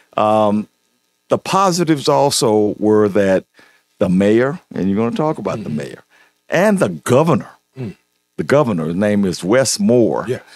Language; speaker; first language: English; native; English